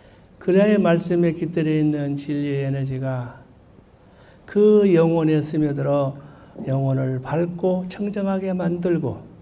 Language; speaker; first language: Korean; native; Korean